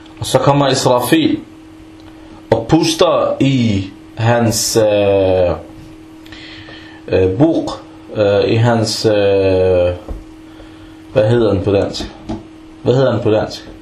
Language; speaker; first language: Danish; non-native, fluent; Arabic